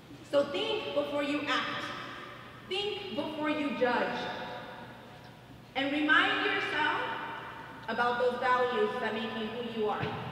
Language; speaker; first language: English; early bilingual, other home language; Spanish